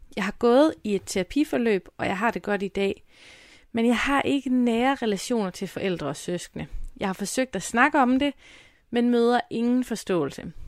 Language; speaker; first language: Danish; native; Danish